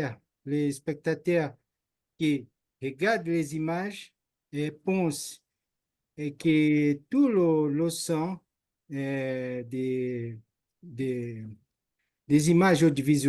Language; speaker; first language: French; non-native, learner; Portuguese